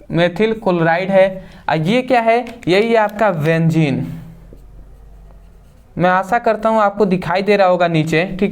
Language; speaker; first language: Hindi; native; Hindi